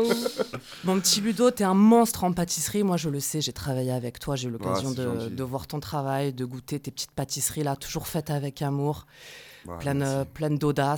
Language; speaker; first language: French; native; French